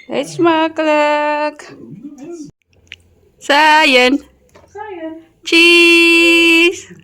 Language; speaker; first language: Dutch; non-native, learner; Filipino